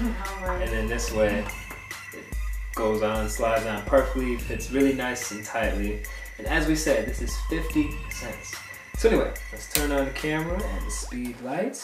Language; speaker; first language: English; native; English